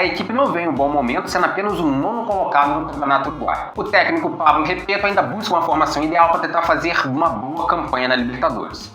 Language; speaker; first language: Portuguese; native; Portuguese